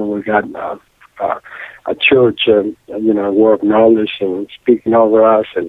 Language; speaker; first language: English; non-native, fluent; Spanish